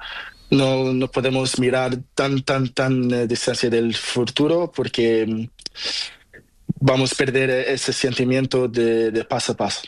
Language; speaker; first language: Spanish; non-native, learner; Portuguese